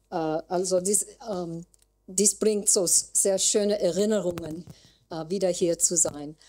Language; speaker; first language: German; non-native, learner; English